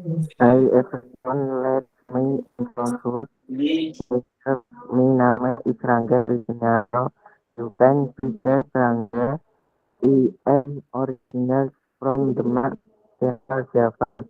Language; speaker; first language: English; non-native, learner; Indonesian